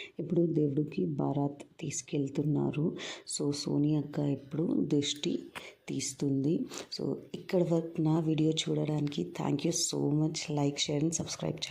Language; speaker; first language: Telugu; non-native, local second language; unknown